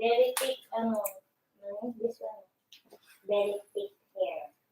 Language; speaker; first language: English; non-native, local second language; Filipino